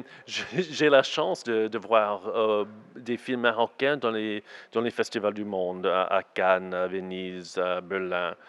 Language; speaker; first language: French; non-native, learner; English